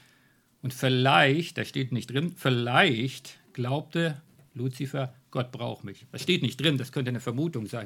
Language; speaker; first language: German; native; German